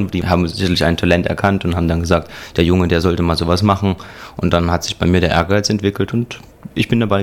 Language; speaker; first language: German; native; German